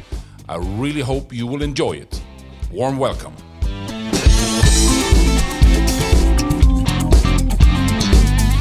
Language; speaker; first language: English; non-native, fluent; Swedish